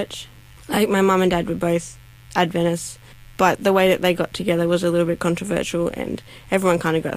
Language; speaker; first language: English; native; English